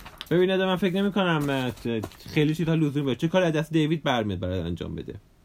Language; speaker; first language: Persian; native; Persian